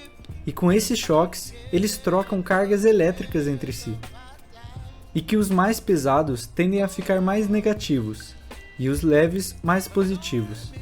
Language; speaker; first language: Portuguese; native; Portuguese